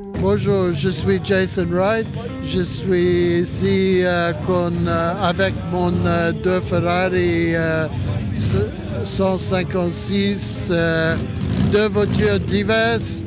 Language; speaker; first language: French; non-native, learner; English